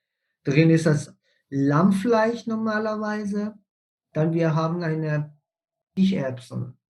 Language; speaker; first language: German; non-native, fluent; Persian